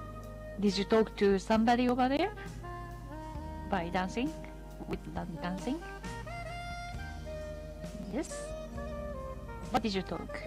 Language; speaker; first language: English; non-native, learner; Japanese